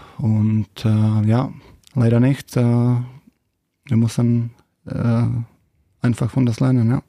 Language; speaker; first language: German; non-native, learner; Czech